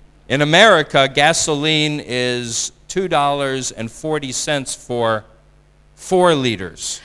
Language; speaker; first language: English; native; English